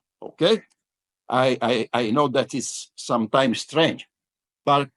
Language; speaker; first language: English; non-native, fluent; Portuguese